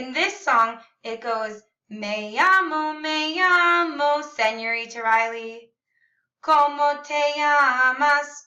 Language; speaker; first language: Spanish; non-native, learner; English